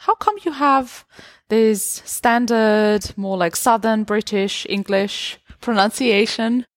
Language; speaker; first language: English; non-native, fluent; Georgian